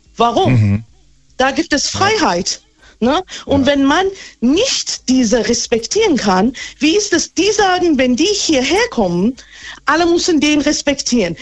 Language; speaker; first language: German; non-native, fluent; Persian